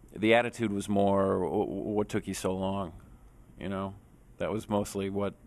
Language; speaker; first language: English; native; English